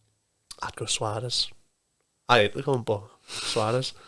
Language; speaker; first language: English; native; English